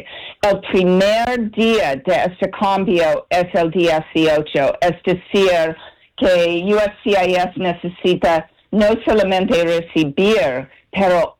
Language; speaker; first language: Spanish; non-native, learner; English